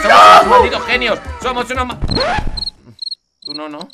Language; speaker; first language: Spanish; native; Spanish